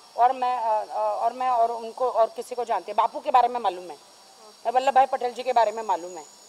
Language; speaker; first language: Hindi; native; Hindi